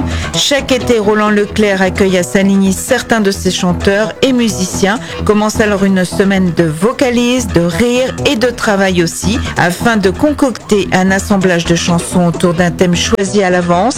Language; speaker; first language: French; native; French